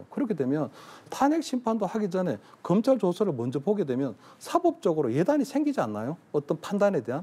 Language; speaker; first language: Korean; native; Korean